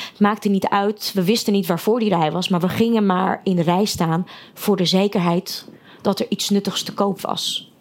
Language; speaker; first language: Dutch; early bilingual, other home language; Russian